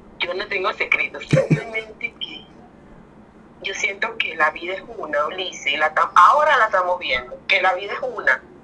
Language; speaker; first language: Spanish; native; Spanish